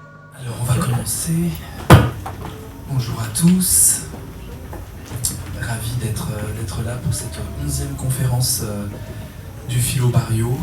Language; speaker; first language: French; native; French